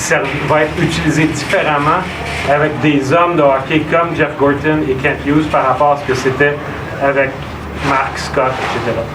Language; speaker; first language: French; native; French